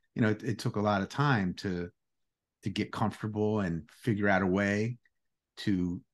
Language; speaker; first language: English; early bilingual, other home language; Greek